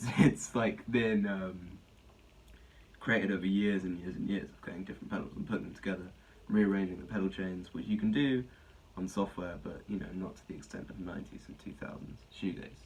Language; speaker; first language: English; native; English